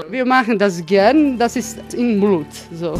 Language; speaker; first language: German; non-native, local second language; Croatian